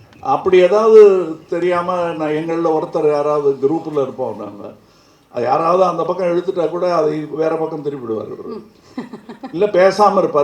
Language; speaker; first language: Tamil; native; Tamil